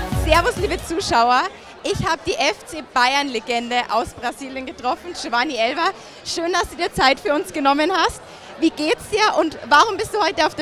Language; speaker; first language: German; native; German